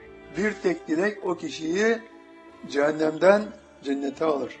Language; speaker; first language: Turkish; native; Turkish